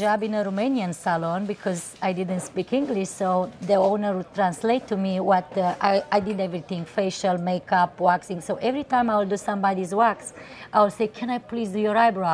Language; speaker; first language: English; non-native, fluent; Romanian